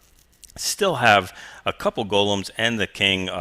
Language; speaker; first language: English; native; English